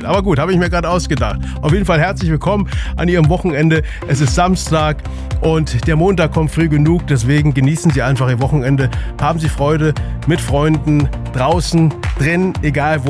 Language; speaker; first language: German; native; German